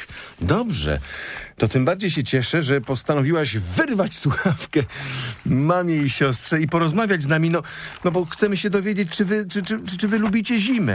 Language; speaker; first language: Polish; native; Polish